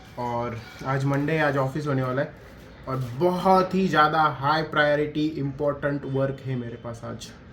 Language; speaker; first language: Hindi; non-native, local second language; Marathi